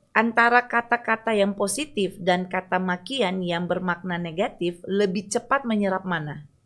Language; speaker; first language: Indonesian; native; Indonesian